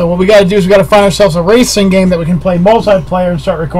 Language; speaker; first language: English; native; English